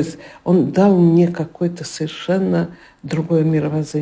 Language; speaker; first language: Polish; non-native, learner; Russian